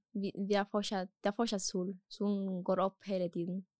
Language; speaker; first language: Norwegian; non-native, learner; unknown